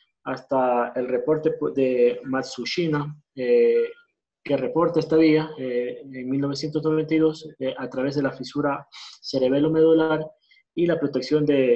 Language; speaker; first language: Spanish; native; Spanish